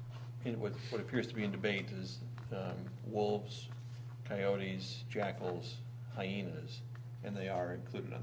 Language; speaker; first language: English; native; English